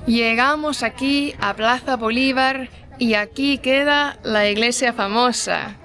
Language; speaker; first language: Spanish; non-native, fluent; Estonian